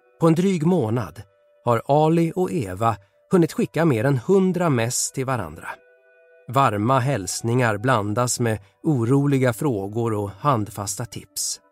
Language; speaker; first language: Swedish; native; Swedish